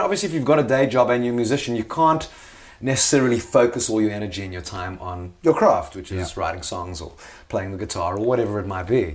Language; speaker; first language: English; native; English